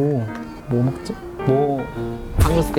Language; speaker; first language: Korean; native; Korean